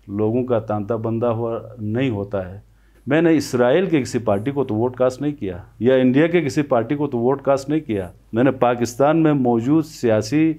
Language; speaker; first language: Urdu; non-native, local second language; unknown